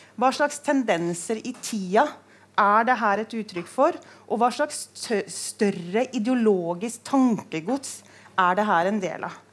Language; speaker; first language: Norwegian; native; Norwegian